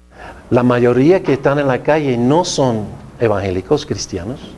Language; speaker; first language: Spanish; non-native, fluent; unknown